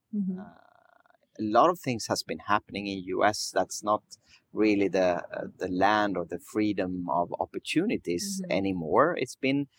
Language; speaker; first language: English; early bilingual, other home language; Swedish